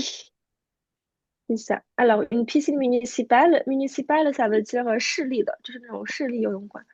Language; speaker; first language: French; non-native, fluent; Chinese